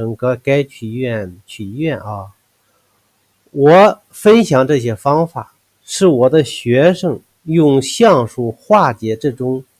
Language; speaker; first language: Chinese; native; Chinese